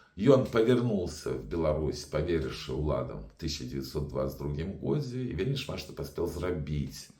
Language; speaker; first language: Belarusian; non-native, local second language; Russian